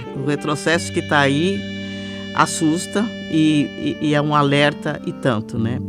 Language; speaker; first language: Portuguese; native; Portuguese